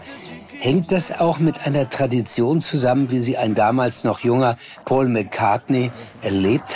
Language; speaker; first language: German; native; German